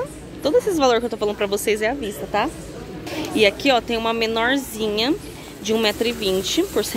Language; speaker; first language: Portuguese; native; Portuguese